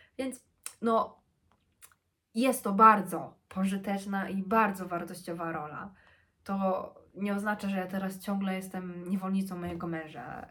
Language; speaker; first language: Polish; early bilingual, heritage; Polish